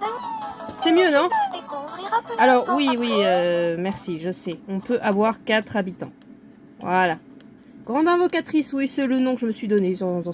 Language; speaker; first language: French; native; French